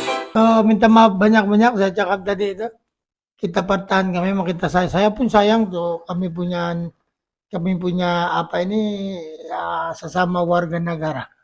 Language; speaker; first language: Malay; non-native, local second language; Filipino